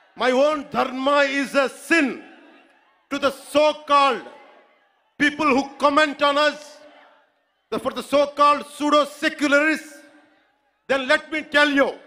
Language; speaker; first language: English; non-native, local second language; Telugu